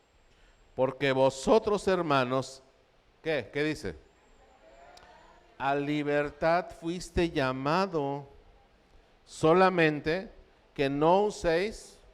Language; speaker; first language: Spanish; native; Spanish